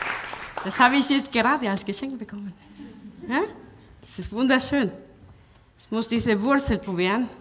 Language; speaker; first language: German; non-native, fluent; Spanish